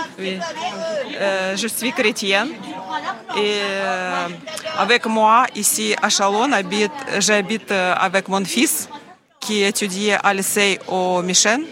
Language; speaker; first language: French; non-native, learner; Ukrainian